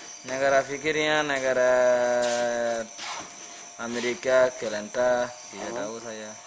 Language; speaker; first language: Indonesian; non-native, learner; Rohingya